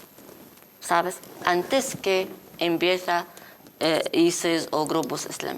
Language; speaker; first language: Spanish; non-native, learner; Arabic